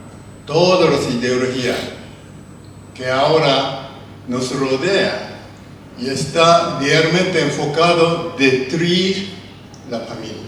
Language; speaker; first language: Spanish; non-native, learner; Japanese